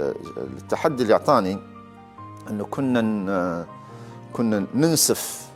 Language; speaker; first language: Arabic; native; Arabic